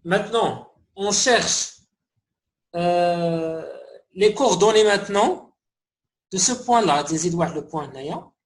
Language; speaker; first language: French; non-native, local second language; Arabic